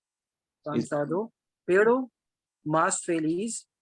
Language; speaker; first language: Spanish; non-native, learner; Hindi